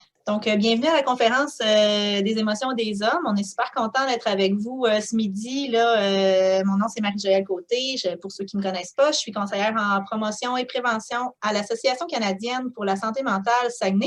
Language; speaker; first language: French; native; French